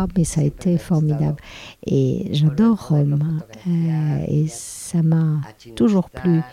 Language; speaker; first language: French; non-native, fluent; Spanish